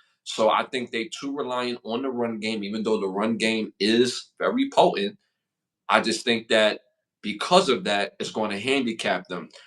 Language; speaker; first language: English; native; English